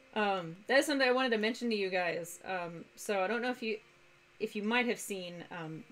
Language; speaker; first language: English; native; English